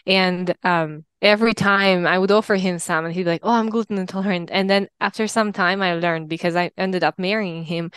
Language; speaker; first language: English; non-native, fluent; Russian